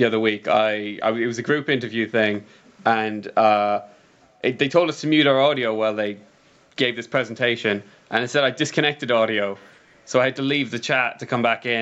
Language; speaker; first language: English; native; English